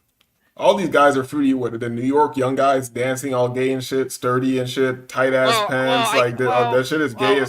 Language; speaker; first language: English; native; English